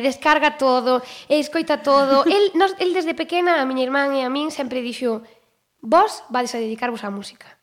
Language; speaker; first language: Galician; native; Galician